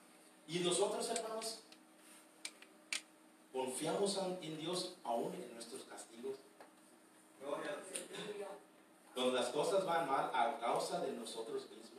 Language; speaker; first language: Spanish; early bilingual, heritage; Spanish